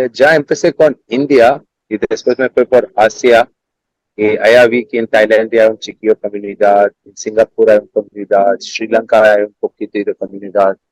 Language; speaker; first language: Spanish; non-native, learner; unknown